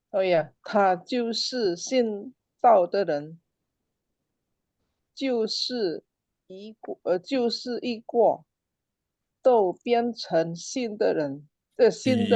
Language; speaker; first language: Chinese; non-native, learner; Indonesian